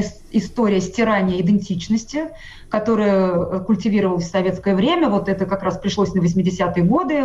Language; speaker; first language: Russian; non-native, local second language; Tatar